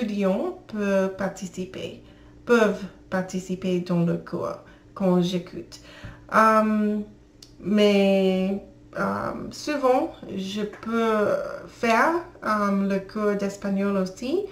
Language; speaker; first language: French; non-native, learner; English